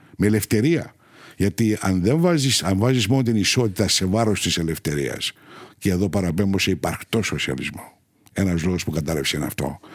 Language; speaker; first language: Greek; non-native, local second language; Turkish